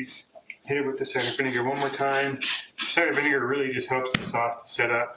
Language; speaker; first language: English; native; English